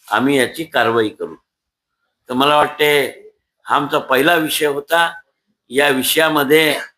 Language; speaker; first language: Marathi; native; Marathi